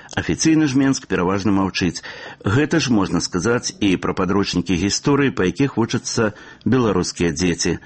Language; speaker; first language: Belarusian; native; Belarusian